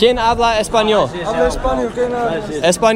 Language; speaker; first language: Spanish; non-native, learner; English